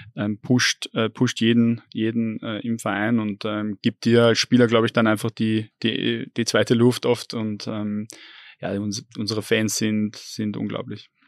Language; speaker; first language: German; native; German